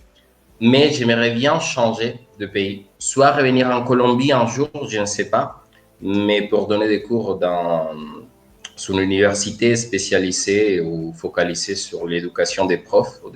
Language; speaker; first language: French; non-native, fluent; Spanish